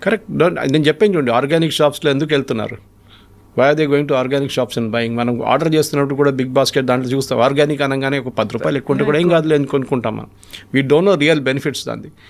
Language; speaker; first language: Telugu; non-native, fluent; Malayalam